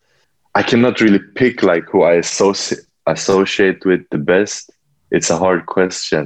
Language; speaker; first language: English; non-native, fluent; Swedish